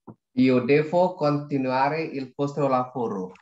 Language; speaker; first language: Italian; non-native, learner; Indonesian